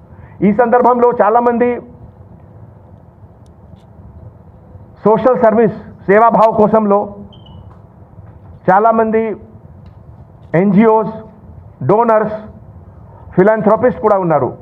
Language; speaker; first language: Telugu; non-native, local second language; Hindi